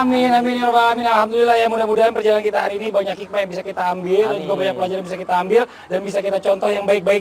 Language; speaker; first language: Indonesian; native; Indonesian